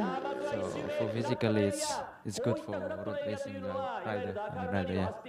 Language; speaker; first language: English; non-native, fluent; Japanese